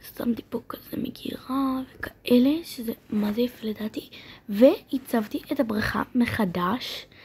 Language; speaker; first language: Hebrew; native; Hebrew